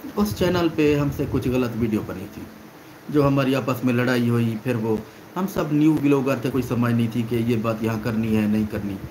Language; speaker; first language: Urdu; native; Urdu